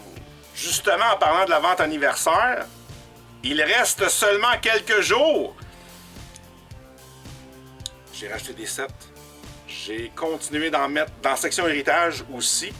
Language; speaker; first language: French; native; French